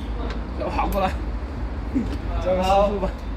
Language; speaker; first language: Chinese; native; Chinese